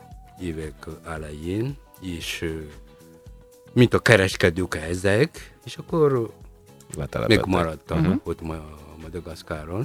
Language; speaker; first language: Hungarian; non-native, fluent; Malagasy